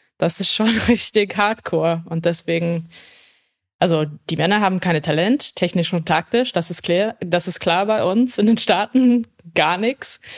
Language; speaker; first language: German; early bilingual, heritage; English